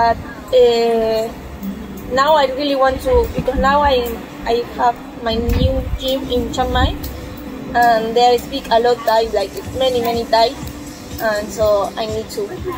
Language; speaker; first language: English; non-native, learner; Spanish